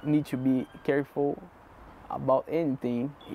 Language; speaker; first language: English; non-native, learner; Portuguese